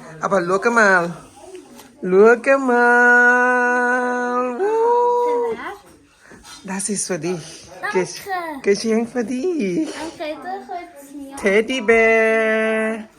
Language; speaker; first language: German; non-native, learner; Thai